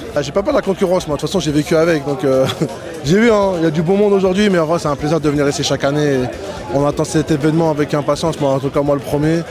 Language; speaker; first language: French; native; French